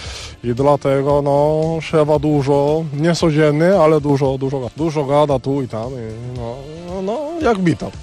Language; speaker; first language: Polish; non-native, learner; Spanish